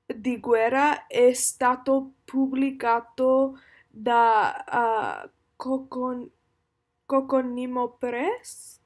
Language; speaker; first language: Italian; non-native, learner; English